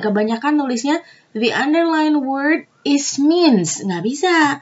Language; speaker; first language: English; non-native, fluent; Indonesian